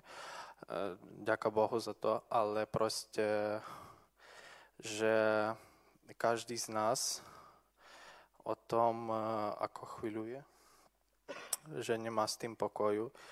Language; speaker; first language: Slovak; non-native, local second language; Ukrainian